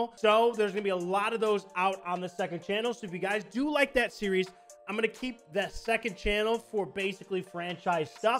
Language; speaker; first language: English; native; English